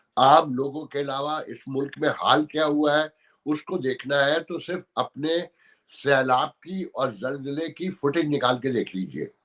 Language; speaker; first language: Urdu; native; Urdu